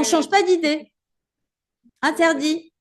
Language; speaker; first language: French; native; French